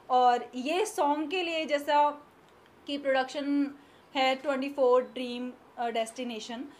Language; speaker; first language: Hindi; native; Hindi